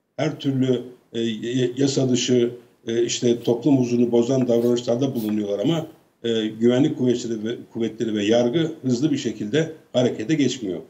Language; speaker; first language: Turkish; native; Turkish